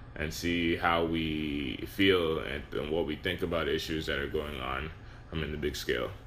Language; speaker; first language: English; non-native, local second language; Yoruba